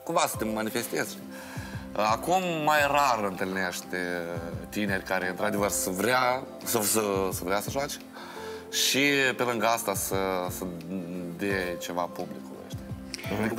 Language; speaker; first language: Romanian; native; Romanian